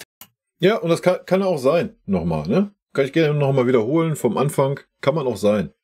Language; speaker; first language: German; native; German